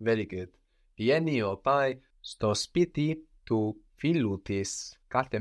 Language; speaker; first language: Greek; non-native, fluent; English